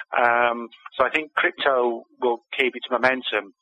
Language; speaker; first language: English; native; English